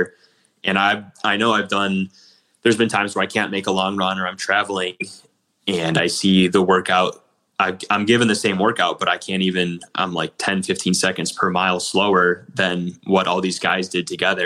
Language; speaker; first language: English; native; English